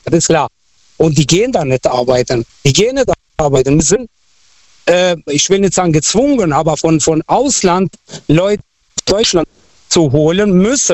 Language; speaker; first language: German; non-native, local second language; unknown